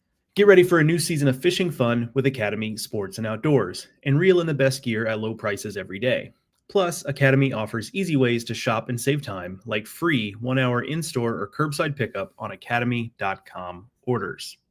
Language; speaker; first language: English; native; English